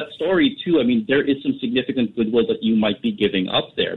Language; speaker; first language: English; non-native, local second language; Filipino